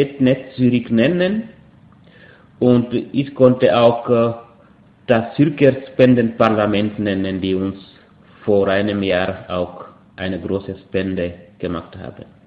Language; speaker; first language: German; non-native, fluent; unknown